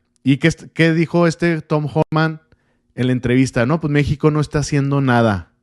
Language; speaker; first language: Spanish; native; Spanish